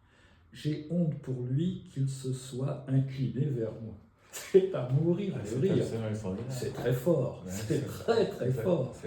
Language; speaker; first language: French; native; French